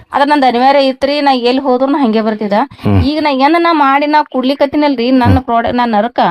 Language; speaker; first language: Kannada; native; Kannada